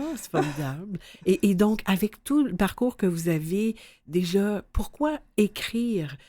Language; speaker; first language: French; native; French